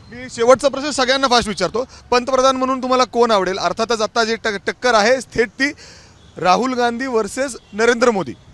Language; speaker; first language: Marathi; native; Marathi